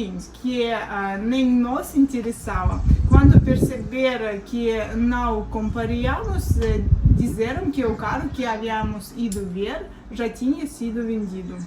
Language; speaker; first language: Portuguese; non-native, fluent; Russian